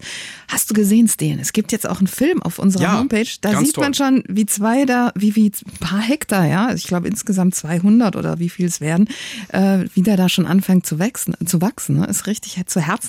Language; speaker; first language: German; native; German